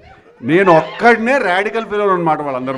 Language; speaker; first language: Telugu; native; Telugu